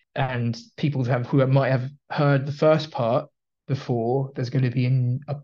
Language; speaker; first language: English; early bilingual, other home language; Filipino